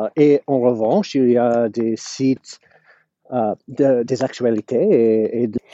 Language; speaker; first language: French; non-native, fluent; English